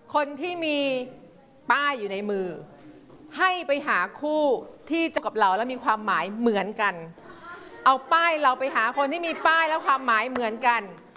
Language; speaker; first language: Thai; native; Thai